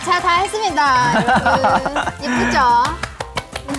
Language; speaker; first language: Korean; non-native, learner; Chinese